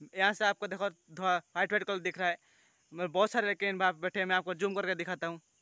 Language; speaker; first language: Hindi; non-native, local second language; Odia